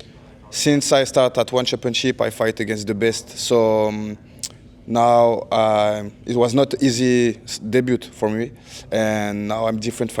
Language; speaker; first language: English; non-native, learner; French